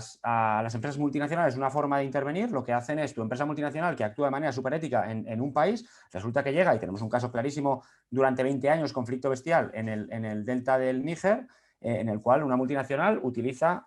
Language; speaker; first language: Spanish; native; Spanish